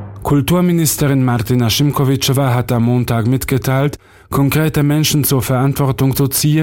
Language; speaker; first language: German; non-native, fluent; Slovak